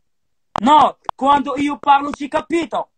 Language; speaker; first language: Italian; non-native, learner; Arabic